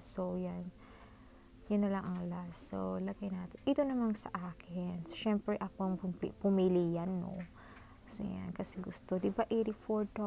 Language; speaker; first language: Filipino; non-native, local second language; Cebuano